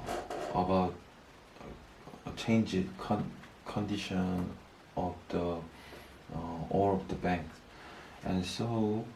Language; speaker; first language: English; non-native, learner; Korean